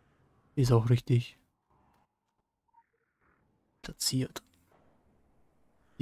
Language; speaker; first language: German; native; German